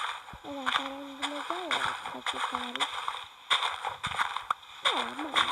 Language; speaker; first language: Arabic; native; Arabic